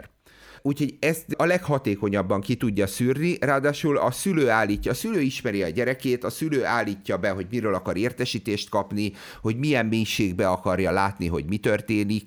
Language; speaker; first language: Hungarian; native; Hungarian